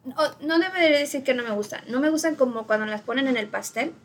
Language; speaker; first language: Spanish; early bilingual, other home language; English